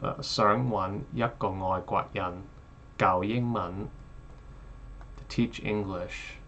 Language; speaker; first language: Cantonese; non-native, learner; English